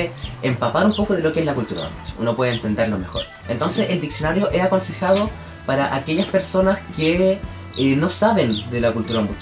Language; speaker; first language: Spanish; native; Spanish